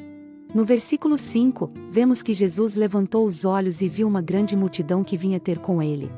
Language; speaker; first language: Portuguese; native; Portuguese